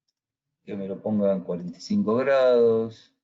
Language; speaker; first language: Spanish; native; Spanish